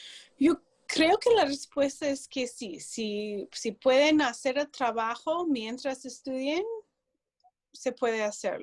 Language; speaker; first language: Spanish; non-native, fluent; English